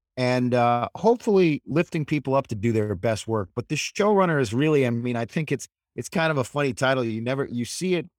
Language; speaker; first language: English; native; English